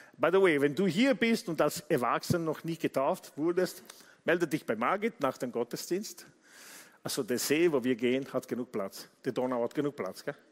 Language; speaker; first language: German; non-native, fluent; Italian